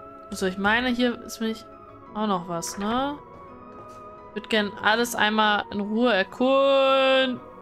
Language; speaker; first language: German; native; German